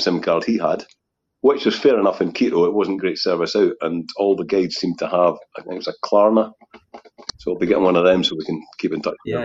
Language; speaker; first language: English; native; English